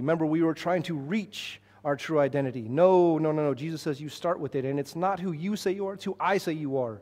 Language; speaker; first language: English; native; English